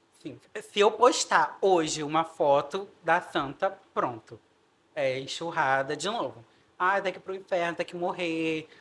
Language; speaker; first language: Portuguese; native; Portuguese